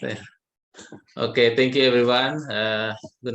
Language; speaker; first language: English; non-native, learner; Indonesian